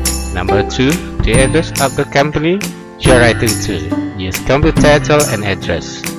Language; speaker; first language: English; non-native, fluent; Indonesian